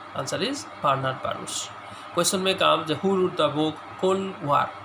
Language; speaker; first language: English; non-native, local second language; Assamese